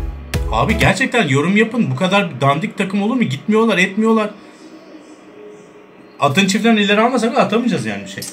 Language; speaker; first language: Turkish; native; Turkish